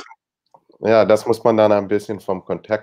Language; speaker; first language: German; non-native, fluent; English